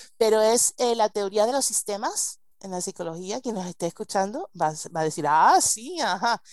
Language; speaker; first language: Spanish; early bilingual, heritage; Spanish